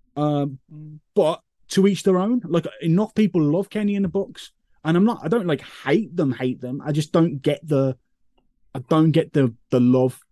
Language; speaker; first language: English; native; English